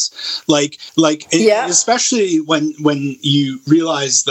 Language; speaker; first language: English; native; English